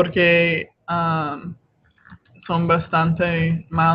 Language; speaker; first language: Spanish; non-native, fluent; English